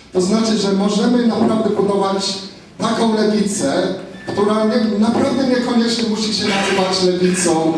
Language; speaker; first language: Polish; non-native, fluent; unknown